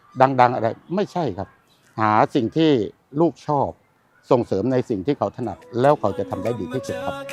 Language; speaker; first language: Thai; native; Thai